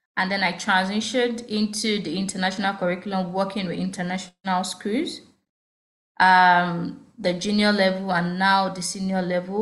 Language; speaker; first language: English; non-native, local second language; Yoruba